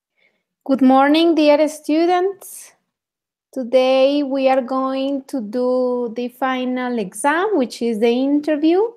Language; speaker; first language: English; non-native, fluent; Spanish